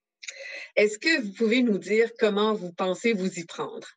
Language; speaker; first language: French; native; French